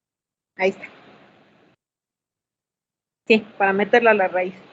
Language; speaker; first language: Spanish; native; Spanish